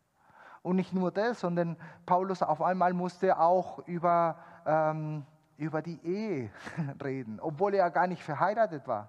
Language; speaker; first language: German; non-native, fluent; Spanish